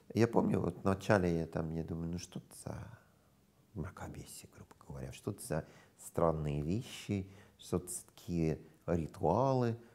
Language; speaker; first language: Russian; non-native, fluent; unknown